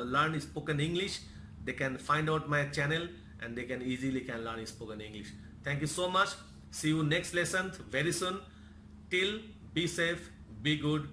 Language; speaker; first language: English; non-native, local second language; Bangla